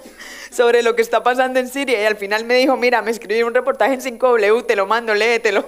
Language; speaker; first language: Spanish; native; Spanish